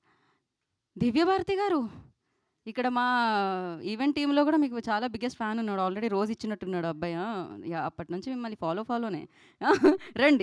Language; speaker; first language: Telugu; native; Telugu